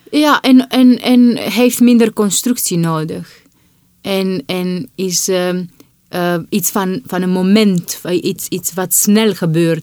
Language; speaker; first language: Dutch; non-native, fluent; Romanian